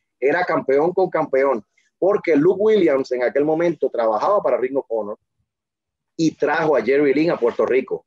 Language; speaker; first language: Spanish; native; Spanish